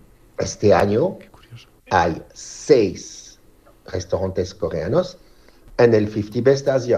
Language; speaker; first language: Spanish; non-native, learner; French